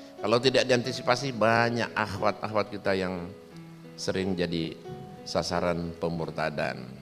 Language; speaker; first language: Indonesian; native; Indonesian